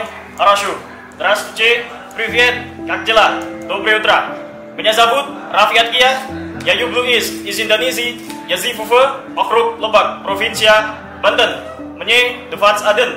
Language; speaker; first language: Russian; non-native, learner; Indonesian